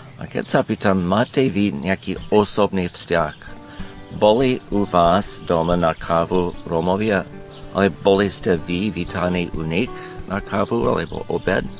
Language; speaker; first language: Slovak; non-native, learner; English